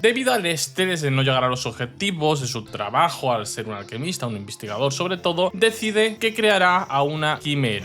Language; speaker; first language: Spanish; native; Spanish